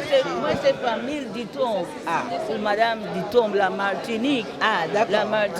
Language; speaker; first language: French; early bilingual, heritage; Spanish